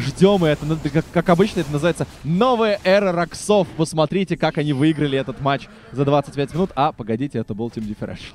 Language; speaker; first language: Russian; native; Russian